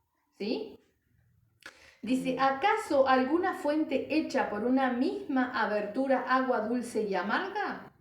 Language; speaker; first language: Spanish; native; Spanish